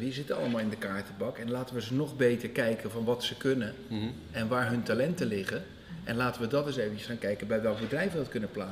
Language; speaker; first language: Dutch; native; Dutch